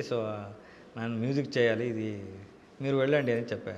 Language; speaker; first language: Telugu; non-native, local second language; Kannada